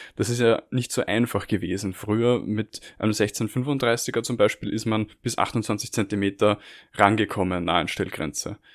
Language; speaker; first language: German; native; German